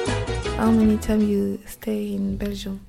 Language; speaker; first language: English; non-native, learner; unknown